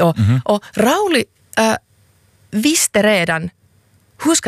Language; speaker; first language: Swedish; non-native, local second language; Finnish